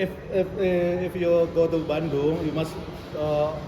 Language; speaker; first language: English; non-native, learner; Indonesian